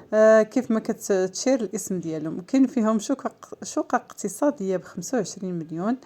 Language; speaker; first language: Arabic; native; Arabic